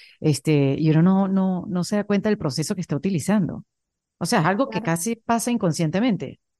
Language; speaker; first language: Spanish; native; Spanish